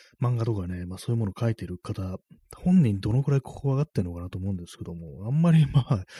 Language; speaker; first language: Japanese; native; Japanese